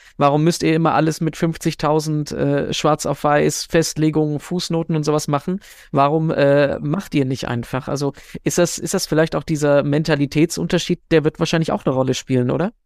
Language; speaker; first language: German; native; German